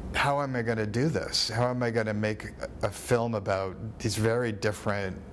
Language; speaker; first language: English; native; English